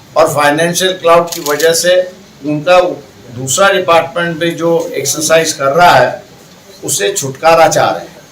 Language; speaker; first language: Hindi; non-native, local second language; Marathi